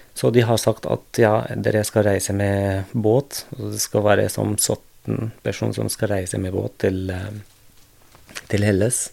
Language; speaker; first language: Norwegian; non-native, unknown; Arabic